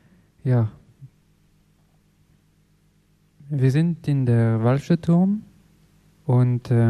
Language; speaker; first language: German; non-native, learner; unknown